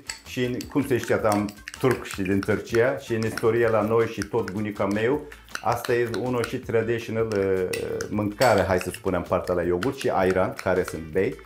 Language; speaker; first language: Romanian; non-native, learner; Turkish